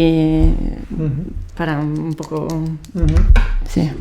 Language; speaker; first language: Spanish; non-native, fluent; Italian